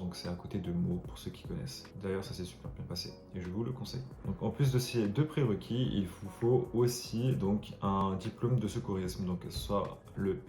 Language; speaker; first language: French; native; French